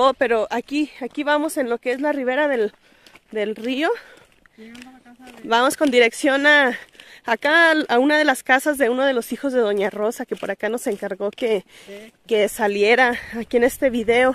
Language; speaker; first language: Spanish; native; Spanish